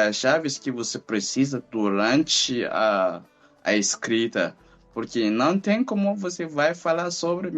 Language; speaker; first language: Portuguese; non-native, fluent; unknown